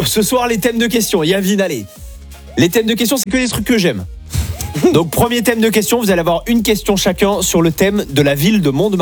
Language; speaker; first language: French; native; French